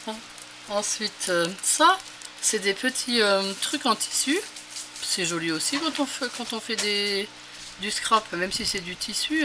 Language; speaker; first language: French; native; French